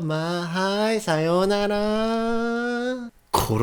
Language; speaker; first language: Japanese; native; Japanese